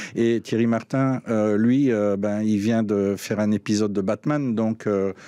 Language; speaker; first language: French; native; French